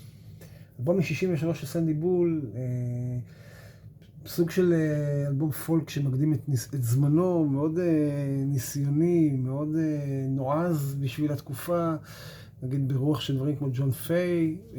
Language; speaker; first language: Hebrew; native; Hebrew